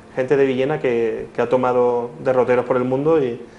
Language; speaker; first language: Spanish; native; Spanish